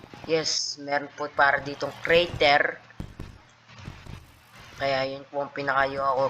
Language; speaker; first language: Filipino; native; Filipino